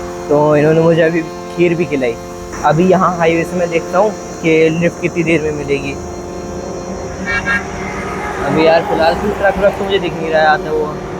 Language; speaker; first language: Hindi; native; Hindi